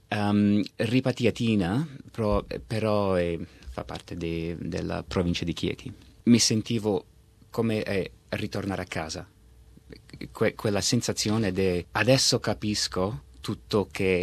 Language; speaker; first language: Italian; early bilingual, heritage; Italian